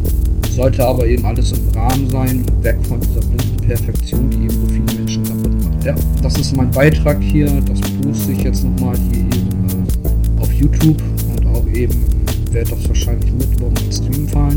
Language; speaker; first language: German; native; German